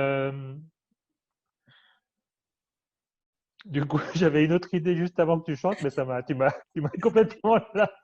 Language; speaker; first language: French; native; French